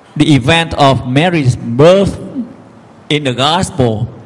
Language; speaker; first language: English; non-native, fluent; Vietnamese